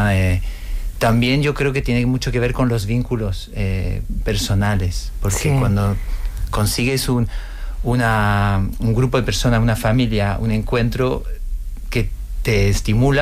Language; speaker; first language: Spanish; non-native, fluent; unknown